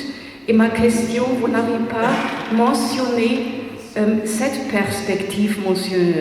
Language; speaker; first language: French; non-native, fluent; German